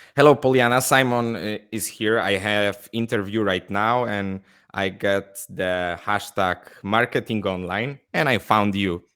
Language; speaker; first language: English; non-native, learner; Polish